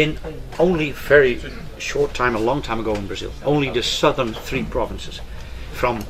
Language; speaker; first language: English; non-native, fluent; Dutch